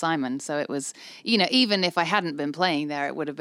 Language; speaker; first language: English; native; English